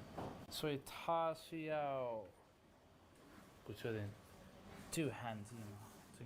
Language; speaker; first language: Chinese; non-native, learner; English